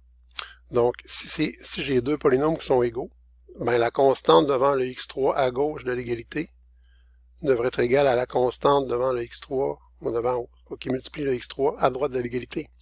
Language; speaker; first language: French; native; French